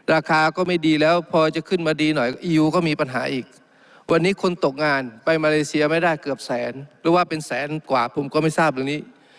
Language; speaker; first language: Thai; non-native, local second language; Malay